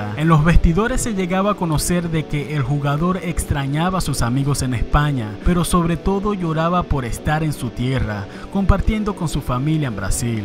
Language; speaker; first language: Spanish; native; Spanish